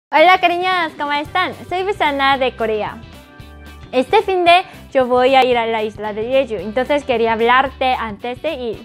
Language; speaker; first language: Spanish; non-native, fluent; Korean